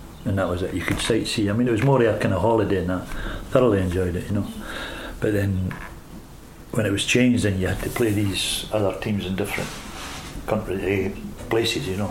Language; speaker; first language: English; native; English